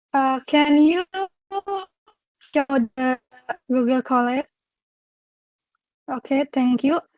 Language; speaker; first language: English; non-native, local second language; Indonesian